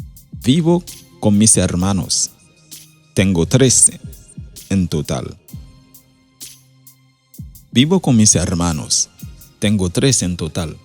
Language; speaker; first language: Spanish; non-native, fluent; Haitian Creole